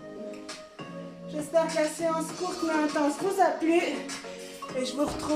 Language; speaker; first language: French; native; French